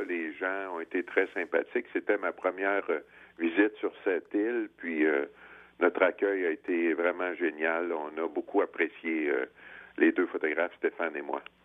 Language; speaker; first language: French; native; French